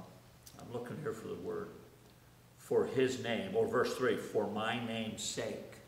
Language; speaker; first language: English; native; English